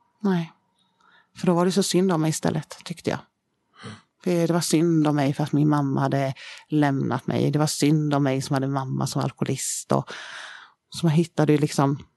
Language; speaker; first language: Swedish; native; Swedish